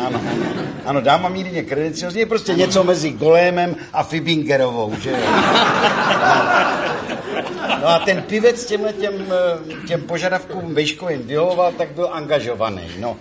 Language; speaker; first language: Czech; native; Czech